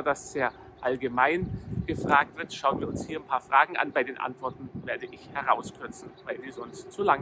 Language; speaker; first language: German; native; German